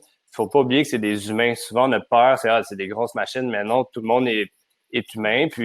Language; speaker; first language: French; native; French